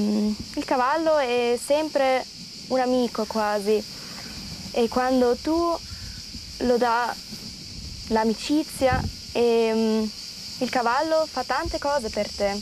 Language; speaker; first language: Italian; non-native, local second language; German